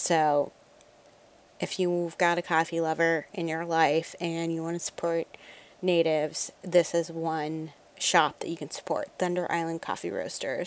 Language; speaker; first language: English; native; English